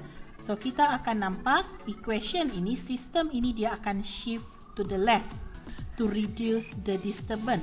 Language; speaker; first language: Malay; native; Malay